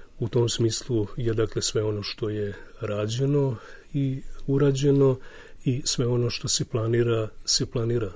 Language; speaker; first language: Serbian; native; Serbian